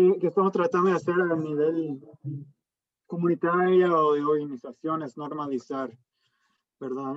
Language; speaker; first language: Spanish; early bilingual, heritage; Spanish